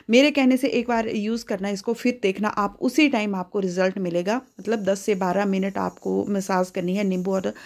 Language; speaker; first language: Hindi; native; Hindi